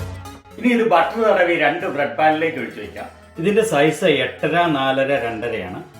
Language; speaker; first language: Malayalam; native; Malayalam